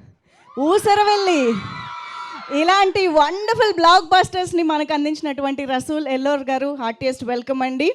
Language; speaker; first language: Telugu; native; Telugu